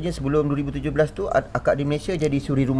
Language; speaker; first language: Malay; native; Malay